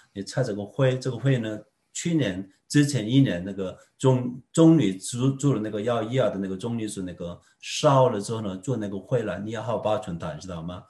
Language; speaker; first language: Chinese; non-native, fluent; Korean